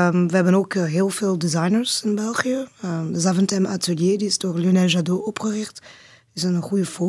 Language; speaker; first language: Dutch; non-native, learner; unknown